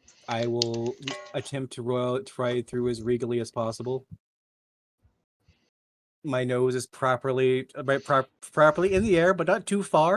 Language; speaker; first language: English; native; English